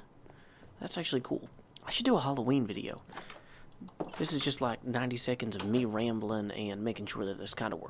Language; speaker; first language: English; native; English